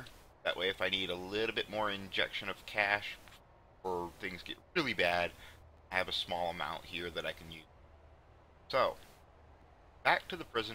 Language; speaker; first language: English; native; English